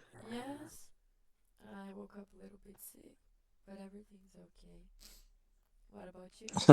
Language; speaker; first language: English; non-native, fluent; Portuguese